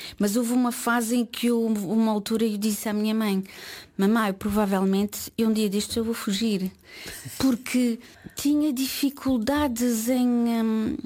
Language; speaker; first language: Portuguese; early bilingual, heritage; Portuguese